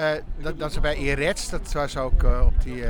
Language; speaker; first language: Dutch; native; Dutch